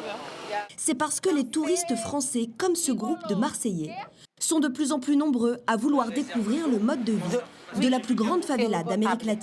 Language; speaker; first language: French; native; French